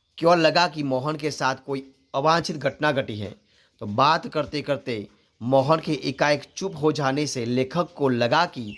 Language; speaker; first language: Hindi; non-native, local second language; Gujarati